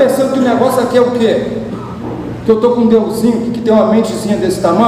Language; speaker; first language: Portuguese; native; Portuguese